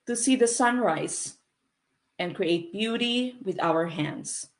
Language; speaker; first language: English; non-native, local second language; Filipino